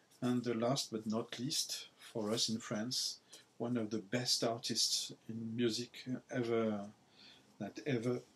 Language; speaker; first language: English; non-native, learner; French